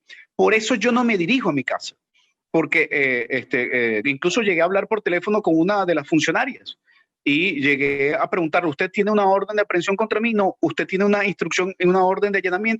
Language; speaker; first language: Spanish; native; Spanish